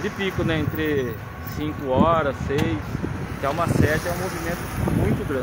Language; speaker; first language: Portuguese; native; Portuguese